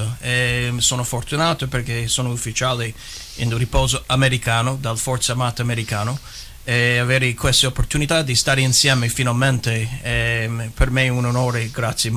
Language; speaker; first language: Italian; early bilingual, heritage; English